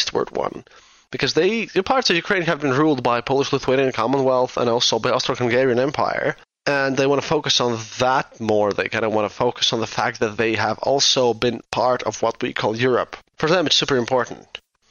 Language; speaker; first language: English; non-native, fluent; Russian